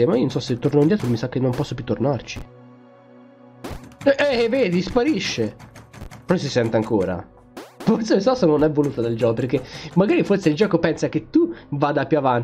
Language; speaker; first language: Italian; native; Italian